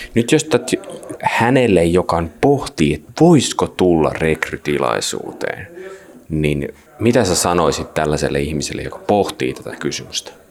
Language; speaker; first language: Finnish; native; Finnish